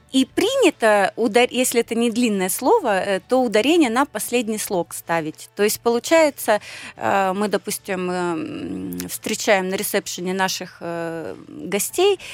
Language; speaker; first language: Russian; native; Russian